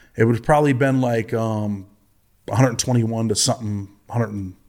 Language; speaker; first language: English; native; English